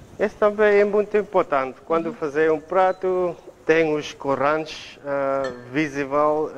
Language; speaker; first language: Portuguese; non-native, learner; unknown